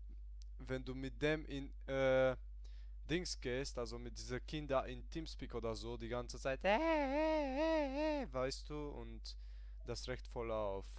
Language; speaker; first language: German; early bilingual, other home language; Hungarian